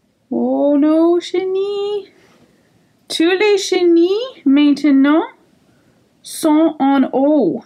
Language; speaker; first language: French; non-native, fluent; English